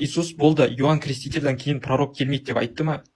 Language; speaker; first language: Russian; non-native, local second language; Kazakh